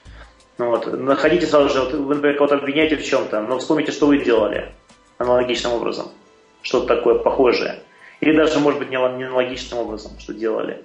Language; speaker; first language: Russian; native; Russian